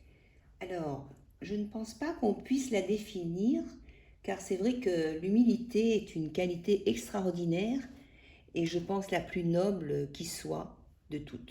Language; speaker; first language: French; native; French